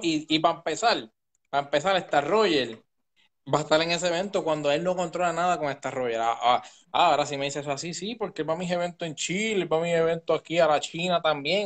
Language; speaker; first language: Spanish; native; Spanish